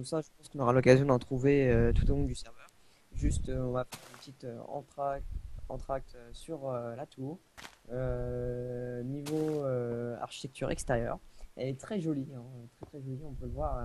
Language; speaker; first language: French; native; French